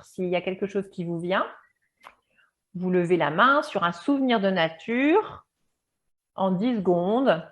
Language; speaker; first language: French; native; French